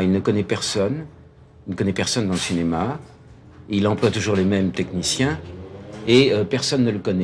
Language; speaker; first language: French; native; French